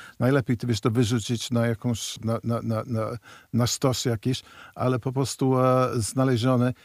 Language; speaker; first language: Polish; early bilingual, heritage; Polish